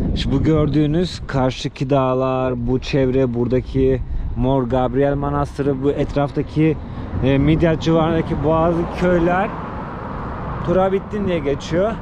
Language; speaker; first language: Turkish; native; Turkish